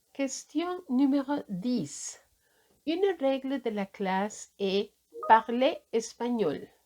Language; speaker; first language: French; non-native, fluent; Spanish